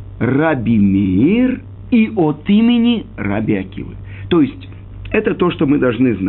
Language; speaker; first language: Russian; native; Russian